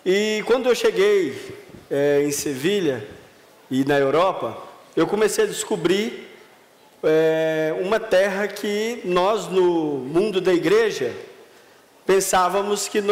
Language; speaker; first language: Portuguese; native; Portuguese